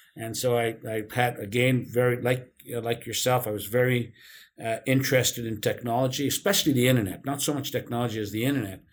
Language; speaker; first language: English; non-native, local second language; Urdu